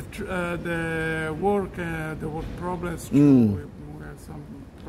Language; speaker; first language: English; non-native, learner; Italian